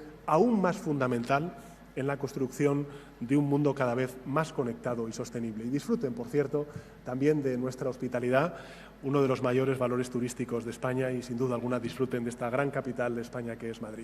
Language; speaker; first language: Spanish; native; Spanish